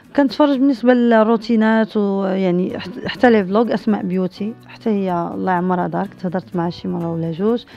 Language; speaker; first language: Arabic; native; Arabic